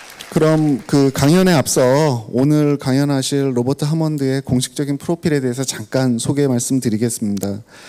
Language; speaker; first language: Korean; native; Korean